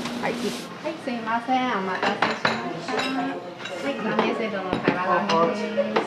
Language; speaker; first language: Japanese; non-native, fluent; Chinese